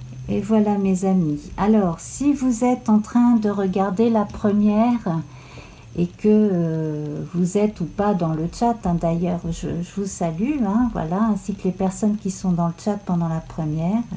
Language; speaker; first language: French; native; French